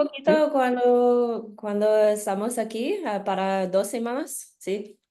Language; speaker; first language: Spanish; non-native, learner; English